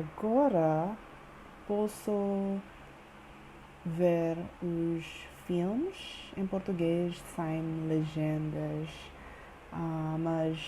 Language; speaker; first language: Portuguese; non-native, learner; English